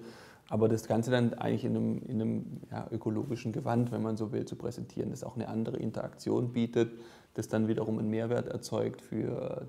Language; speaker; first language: German; native; German